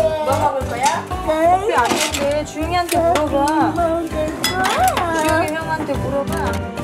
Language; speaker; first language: Korean; non-native, fluent; Uzbek